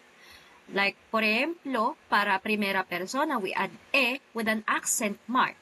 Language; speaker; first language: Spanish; non-native, fluent; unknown